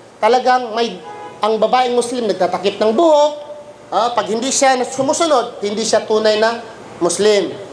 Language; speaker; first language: Filipino; non-native, local second language; Cebuano